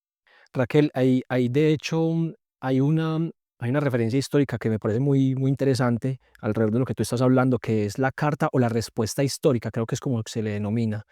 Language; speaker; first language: Spanish; native; Spanish